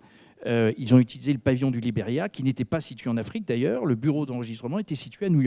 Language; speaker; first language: French; native; French